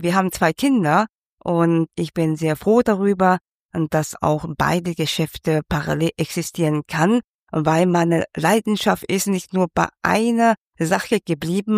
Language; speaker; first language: German; non-native, fluent; Cantonese